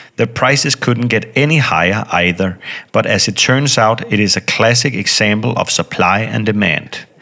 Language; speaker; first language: English; non-native, fluent; Danish